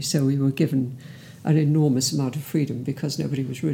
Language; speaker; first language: English; native; English